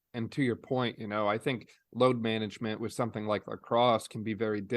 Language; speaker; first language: English; native; English